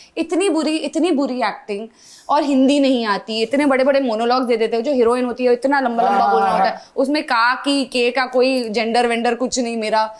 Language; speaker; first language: Hindi; non-native, local second language; English